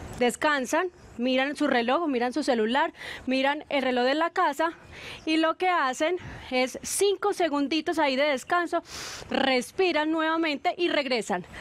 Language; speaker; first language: Spanish; native; Spanish